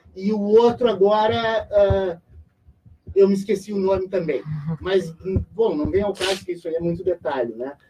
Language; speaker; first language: Portuguese; native; Portuguese